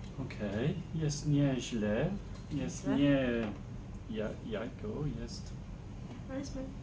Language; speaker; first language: Polish; non-native, learner; English